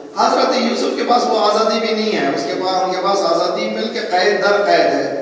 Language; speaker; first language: Urdu; native; Urdu